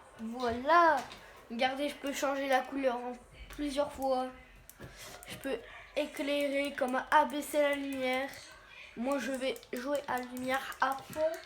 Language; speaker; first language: French; native; French